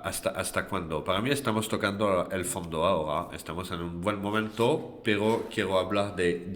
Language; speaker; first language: Spanish; non-native, fluent; French